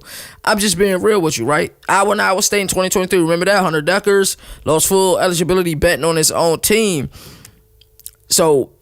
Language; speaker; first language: English; native; English